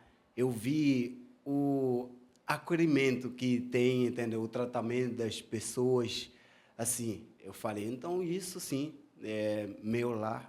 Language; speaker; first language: Portuguese; non-native, fluent; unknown